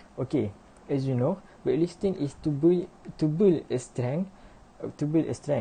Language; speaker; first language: English; non-native, learner; Malay